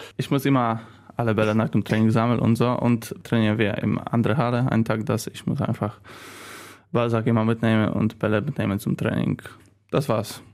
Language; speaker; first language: German; non-native, learner; Polish